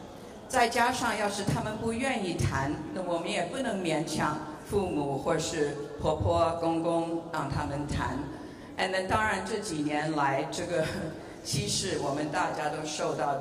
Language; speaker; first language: Chinese; early bilingual, heritage; English